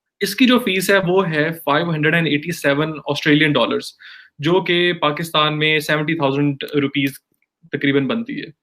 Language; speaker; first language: Urdu; non-native, local second language; Punjabi